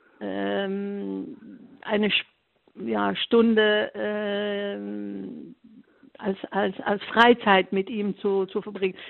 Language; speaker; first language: German; non-native, fluent; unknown